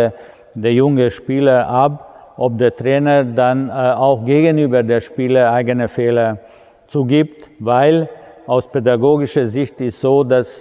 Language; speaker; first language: German; non-native, fluent; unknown